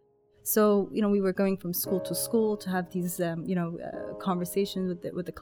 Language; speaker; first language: English; native; English